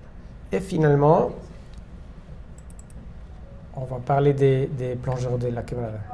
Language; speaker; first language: French; non-native, fluent; Spanish